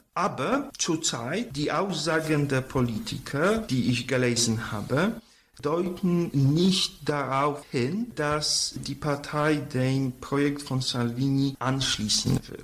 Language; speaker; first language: German; non-native, fluent; Polish